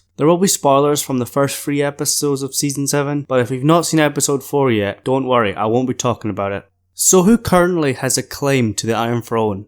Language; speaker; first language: English; native; English